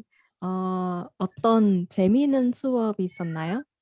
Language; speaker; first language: Korean; non-native, fluent; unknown